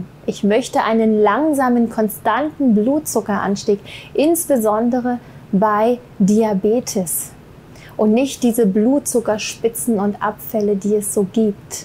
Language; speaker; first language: German; native; German